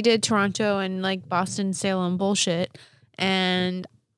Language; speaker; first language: English; native; English